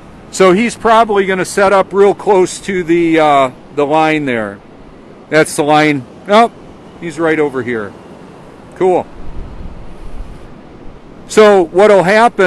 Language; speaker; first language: English; native; English